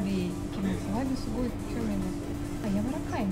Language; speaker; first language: Japanese; non-native, fluent; Russian